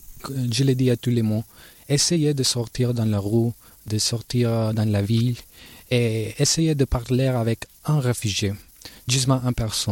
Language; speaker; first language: French; non-native, learner; Spanish